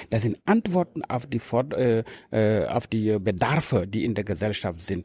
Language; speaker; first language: German; non-native, fluent; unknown